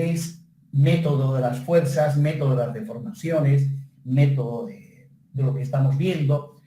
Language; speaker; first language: Spanish; native; Spanish